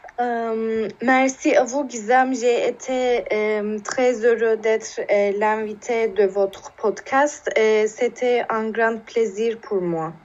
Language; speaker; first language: French; non-native, learner; Turkish